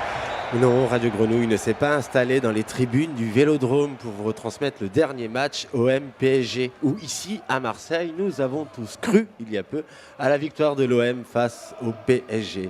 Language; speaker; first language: French; native; French